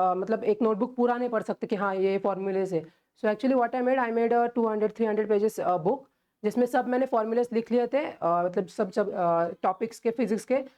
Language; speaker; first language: Hindi; non-native, local second language; Marathi